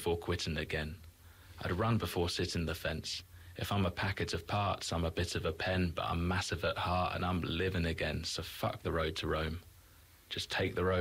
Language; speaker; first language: English; native; English